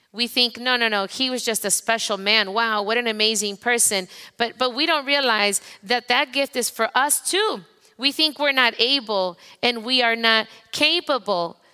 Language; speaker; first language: English; non-native, fluent; Spanish